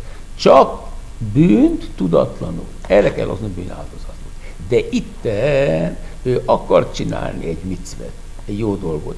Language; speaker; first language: Hungarian; non-native, fluent; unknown